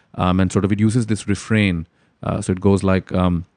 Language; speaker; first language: English; non-native, local second language; Urdu